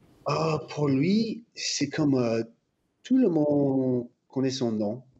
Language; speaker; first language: French; non-native, fluent; English